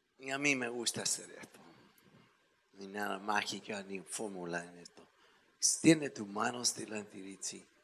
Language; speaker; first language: Spanish; non-native, fluent; English